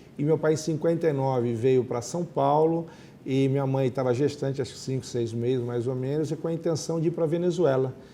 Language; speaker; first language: Portuguese; native; Portuguese